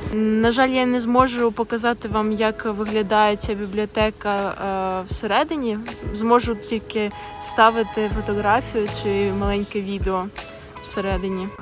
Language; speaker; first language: Ukrainian; native; Ukrainian